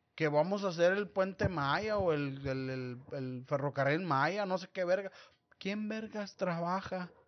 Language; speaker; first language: Spanish; early bilingual, heritage; Spanish